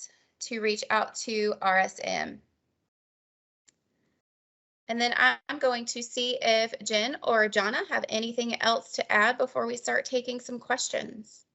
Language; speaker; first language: English; native; English